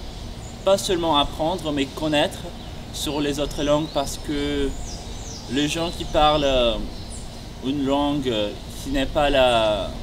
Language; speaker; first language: French; non-native, fluent; Portuguese